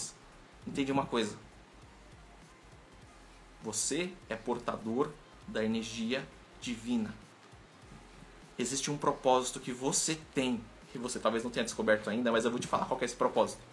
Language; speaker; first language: Portuguese; native; Portuguese